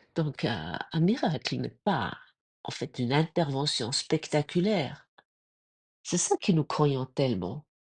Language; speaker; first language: French; non-native, fluent; German